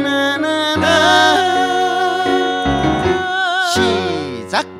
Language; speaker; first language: Korean; native; Korean